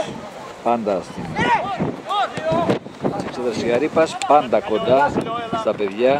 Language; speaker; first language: Greek; native; Greek